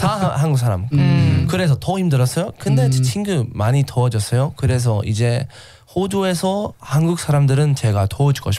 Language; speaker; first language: Korean; non-native, learner; English